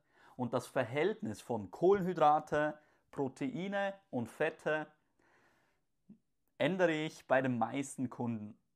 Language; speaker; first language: German; native; German